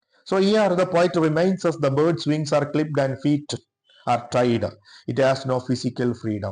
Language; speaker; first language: English; non-native, local second language; Malayalam